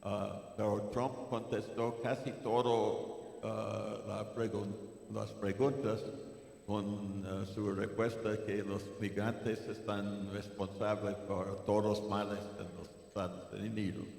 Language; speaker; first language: Spanish; non-native, fluent; English